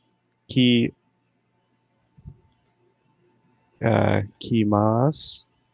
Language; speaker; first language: Japanese; non-native, learner; English